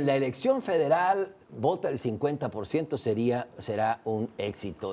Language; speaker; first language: Spanish; native; Spanish